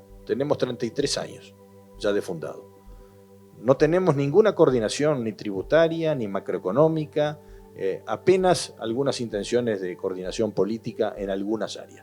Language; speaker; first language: Spanish; native; Spanish